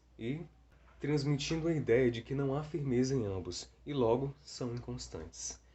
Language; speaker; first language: Portuguese; native; Portuguese